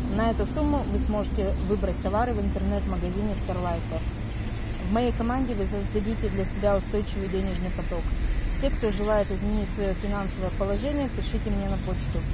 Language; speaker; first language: Russian; native; Russian